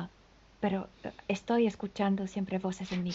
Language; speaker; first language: Spanish; non-native, fluent; French